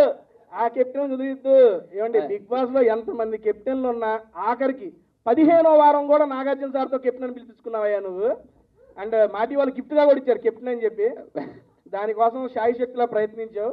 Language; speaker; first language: Telugu; native; Telugu